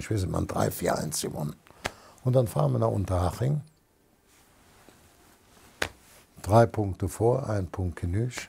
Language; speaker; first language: German; native; German